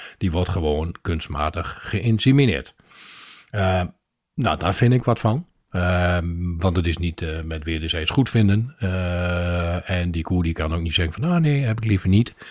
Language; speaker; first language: Dutch; native; Dutch